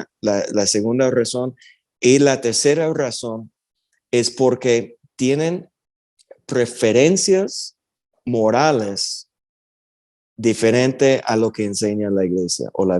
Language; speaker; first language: Spanish; early bilingual, heritage; Spanish